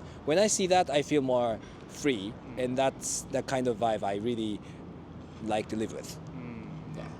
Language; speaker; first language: English; non-native, fluent; Japanese